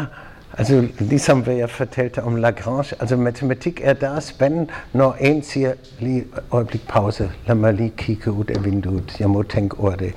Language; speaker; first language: Danish; non-native, fluent; German